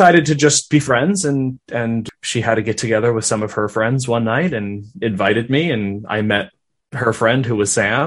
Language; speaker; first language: English; native; English